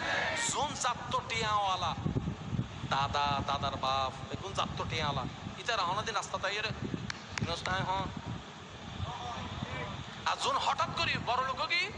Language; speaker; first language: Bangla; non-native, local second language; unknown